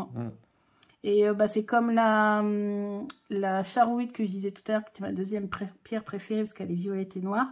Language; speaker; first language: French; native; French